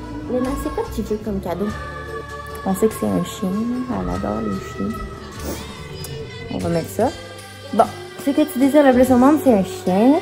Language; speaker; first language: French; native; French